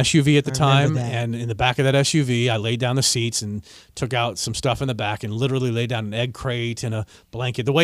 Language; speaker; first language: English; native; English